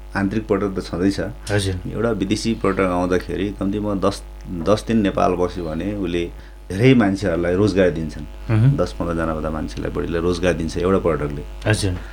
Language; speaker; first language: Nepali; native; Nepali